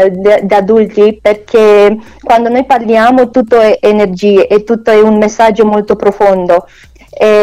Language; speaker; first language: Italian; non-native, learner; Romanian